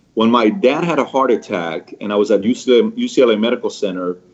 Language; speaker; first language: English; early bilingual, other home language; Persian